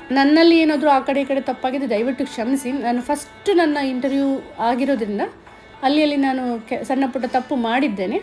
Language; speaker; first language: Kannada; native; Kannada